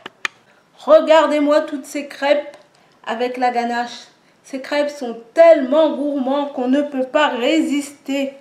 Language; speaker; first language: French; native; French